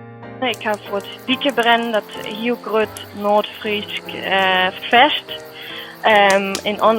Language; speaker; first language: Dutch; non-native, learner; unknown